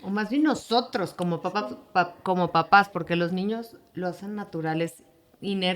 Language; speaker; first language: Spanish; native; Spanish